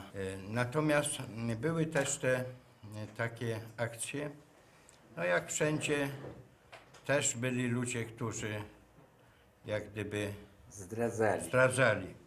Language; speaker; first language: Polish; native; Polish